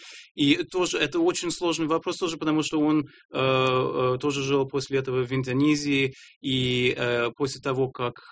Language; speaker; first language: Russian; non-native, fluent; English